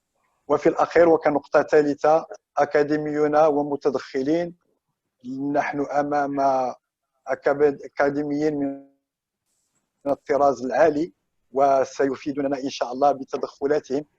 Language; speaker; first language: Arabic; native; Arabic